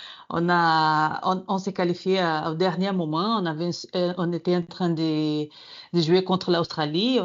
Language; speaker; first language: French; non-native, fluent; Portuguese